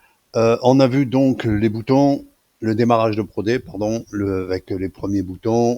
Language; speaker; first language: French; native; French